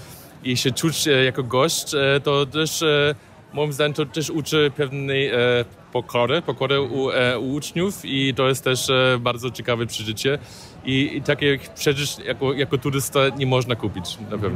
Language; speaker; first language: Polish; non-native, fluent; German